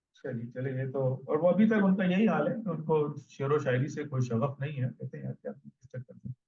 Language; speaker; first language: Urdu; native; Urdu